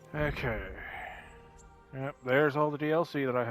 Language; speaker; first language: English; native; English